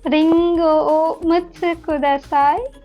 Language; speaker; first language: Japanese; non-native, learner; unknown